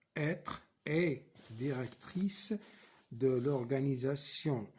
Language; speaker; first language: French; non-native, local second language; Arabic